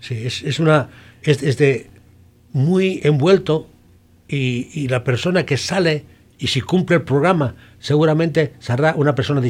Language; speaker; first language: Spanish; native; Spanish